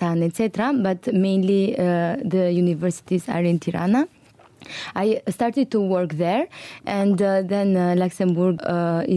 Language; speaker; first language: English; non-native, fluent; Albanian